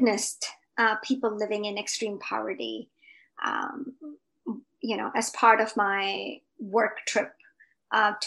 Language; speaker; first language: English; non-native, local second language; Hindi